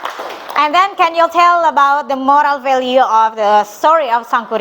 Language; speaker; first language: English; non-native, fluent; Indonesian